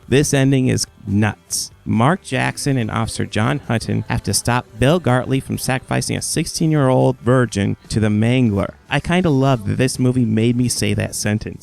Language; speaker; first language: English; native; English